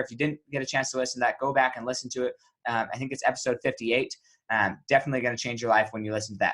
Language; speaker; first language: English; native; English